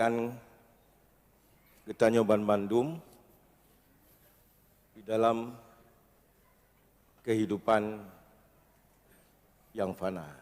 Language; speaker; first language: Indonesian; non-native, local second language; Achinese